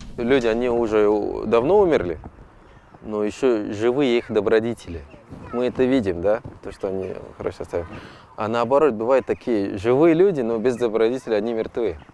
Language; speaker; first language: Russian; non-native, fluent; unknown